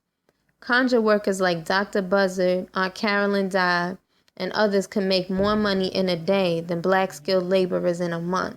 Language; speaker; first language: English; native; English